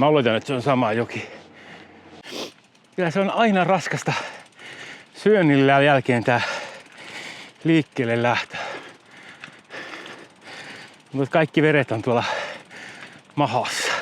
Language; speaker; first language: Finnish; native; Finnish